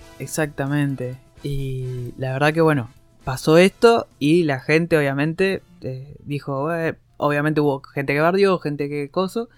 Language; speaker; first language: Spanish; native; Spanish